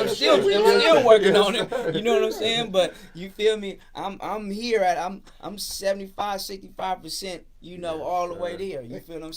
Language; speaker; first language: English; native; English